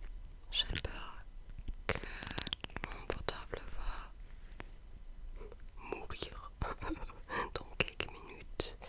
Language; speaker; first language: French; non-native, learner; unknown